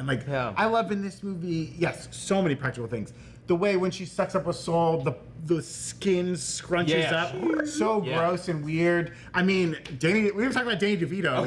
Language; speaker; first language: English; native; English